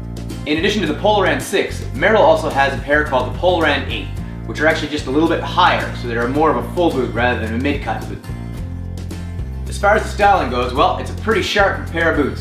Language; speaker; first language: English; native; English